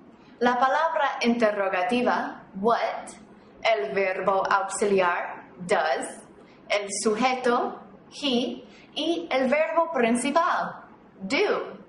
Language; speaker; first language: Spanish; non-native, fluent; English